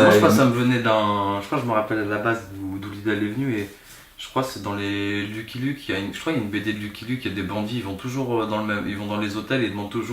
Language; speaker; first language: French; native; French